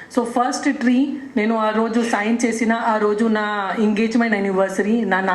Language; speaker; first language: Telugu; non-native, local second language; Hindi